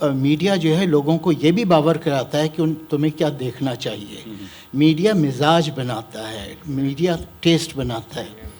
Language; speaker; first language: Urdu; native; Urdu